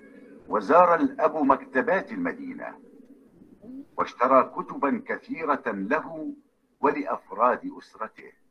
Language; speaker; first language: Arabic; non-native, learner; Indonesian